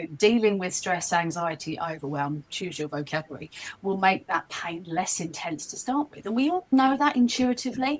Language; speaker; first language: English; native; English